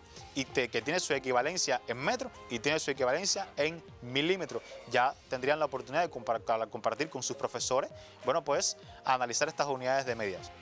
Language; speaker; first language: Spanish; native; Spanish